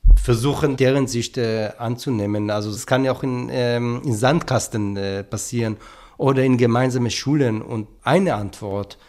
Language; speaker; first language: German; non-native, fluent; Hebrew